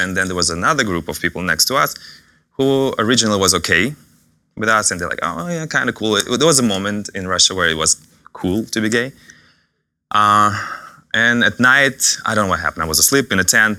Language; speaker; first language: English; non-native, fluent; Russian